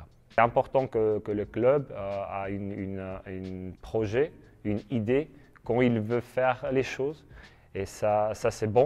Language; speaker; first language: French; non-native, learner; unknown